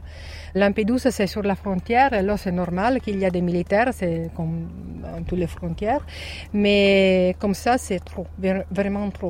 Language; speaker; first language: French; non-native, learner; Italian